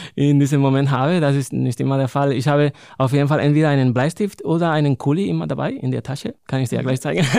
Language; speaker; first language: German; non-native, fluent; Spanish